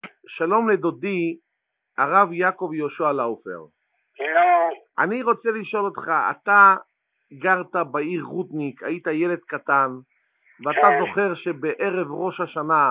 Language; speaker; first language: Hebrew; native; Hebrew